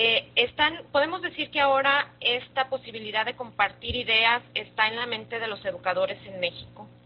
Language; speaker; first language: Spanish; native; Spanish